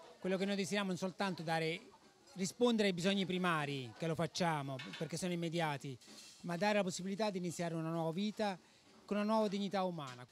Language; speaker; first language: Italian; native; Italian